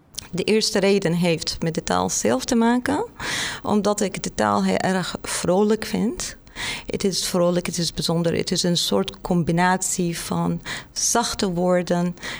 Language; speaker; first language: Dutch; non-native, fluent; Arabic